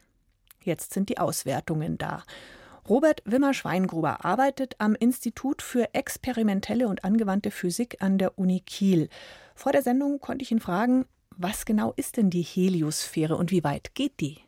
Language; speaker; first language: German; native; German